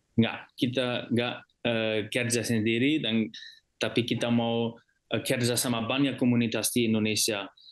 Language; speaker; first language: Indonesian; non-native, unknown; German